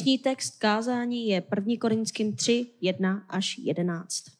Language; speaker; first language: Czech; non-native, fluent; Korean